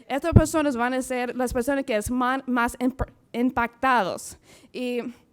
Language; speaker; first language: Spanish; non-native, learner; English